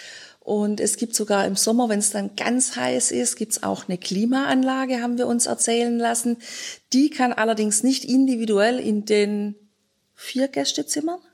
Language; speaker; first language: German; native; German